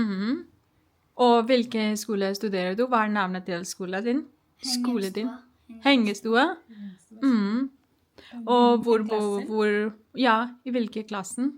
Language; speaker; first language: Norwegian; non-native, learner; Urdu